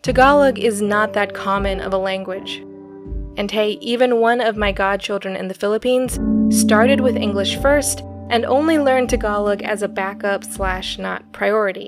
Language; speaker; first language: English; native; English